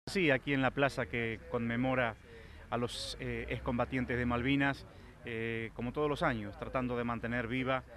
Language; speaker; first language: Spanish; native; Spanish